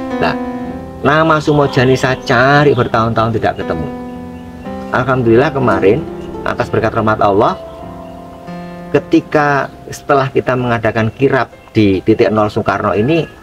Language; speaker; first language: Indonesian; non-native, local second language; Javanese